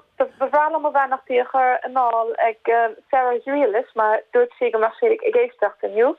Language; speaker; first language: Irish; non-native, fluent; German